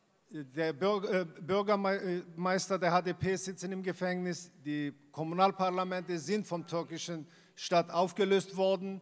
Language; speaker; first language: German; non-native, fluent; Kurdish